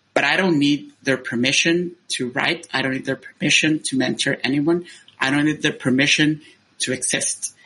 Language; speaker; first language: English; non-native, fluent; Spanish